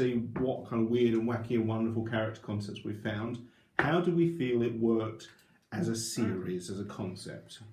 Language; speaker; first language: English; native; English